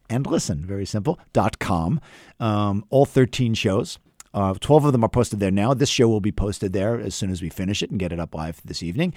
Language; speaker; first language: English; native; English